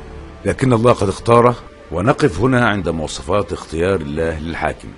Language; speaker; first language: Arabic; native; Arabic